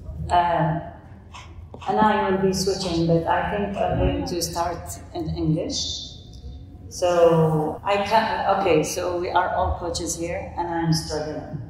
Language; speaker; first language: English; non-native, fluent; Arabic